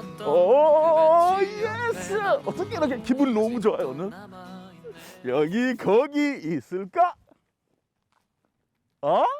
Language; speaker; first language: Korean; non-native, learner; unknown